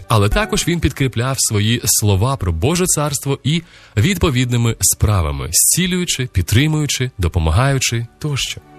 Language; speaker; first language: Ukrainian; native; Ukrainian